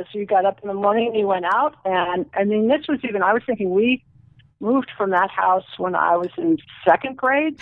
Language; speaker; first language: English; native; English